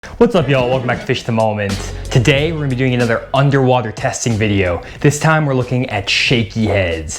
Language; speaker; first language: English; native; English